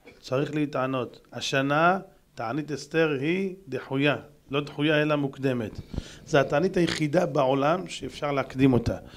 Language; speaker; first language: Hebrew; native; Hebrew